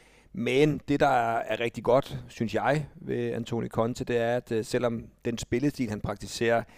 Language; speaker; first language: Danish; native; Danish